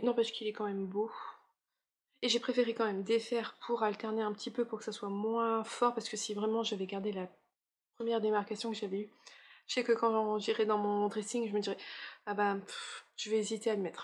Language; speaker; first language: French; native; French